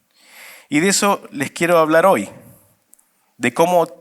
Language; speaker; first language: Spanish; native; Spanish